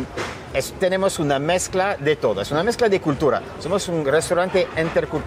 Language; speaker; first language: Spanish; non-native, fluent; French